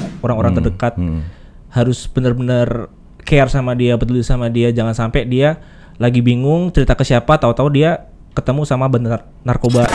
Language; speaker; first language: Indonesian; native; Indonesian